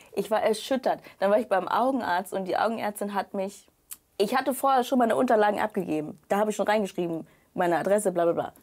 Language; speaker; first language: German; native; German